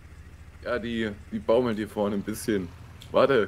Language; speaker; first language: German; native; German